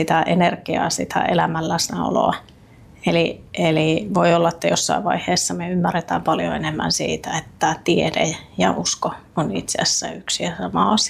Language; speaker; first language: Finnish; native; Finnish